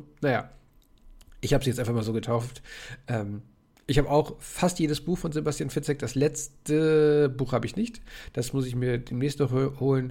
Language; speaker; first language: German; native; German